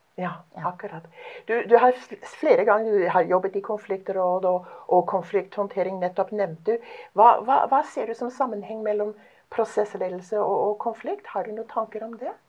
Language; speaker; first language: Norwegian; non-native, fluent; English